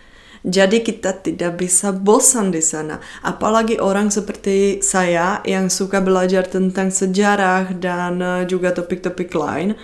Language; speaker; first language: Indonesian; non-native, fluent; Czech